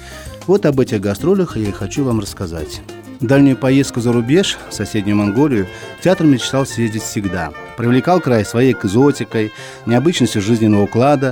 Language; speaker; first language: Russian; native; Russian